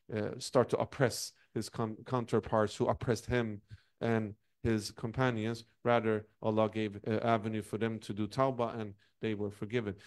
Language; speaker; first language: English; non-native, fluent; Persian